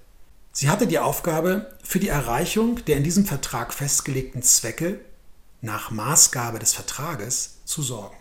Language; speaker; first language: German; native; German